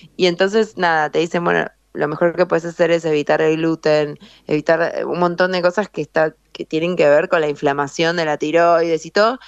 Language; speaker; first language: Spanish; native; Spanish